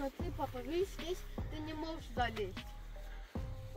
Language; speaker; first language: Russian; early bilingual, heritage; Russian